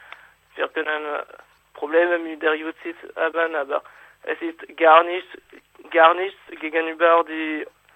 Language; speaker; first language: German; non-native, fluent; French